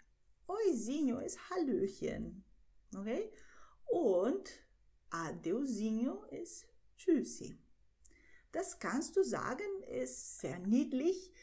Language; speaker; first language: German; non-native, fluent; Portuguese